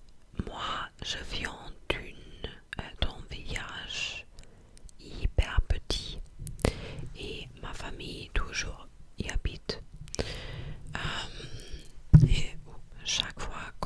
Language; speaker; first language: French; non-native, fluent; German